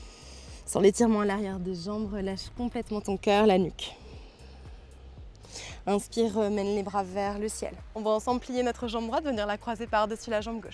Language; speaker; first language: French; native; French